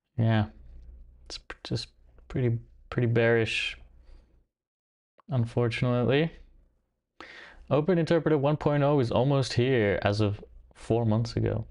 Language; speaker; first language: English; native; English